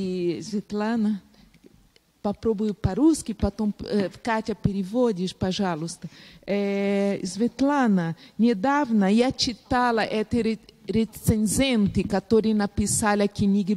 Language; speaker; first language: Russian; non-native, learner; Portuguese